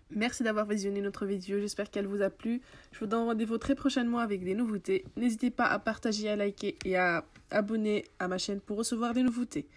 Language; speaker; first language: French; non-native, local second language; Arabic